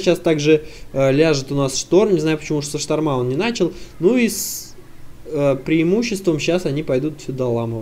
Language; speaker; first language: Russian; native; Russian